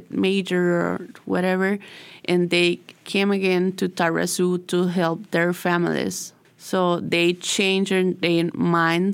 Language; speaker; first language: English; non-native, learner; Spanish